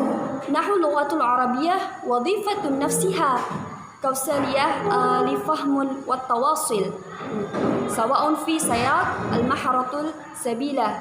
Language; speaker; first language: Arabic; non-native, learner; Indonesian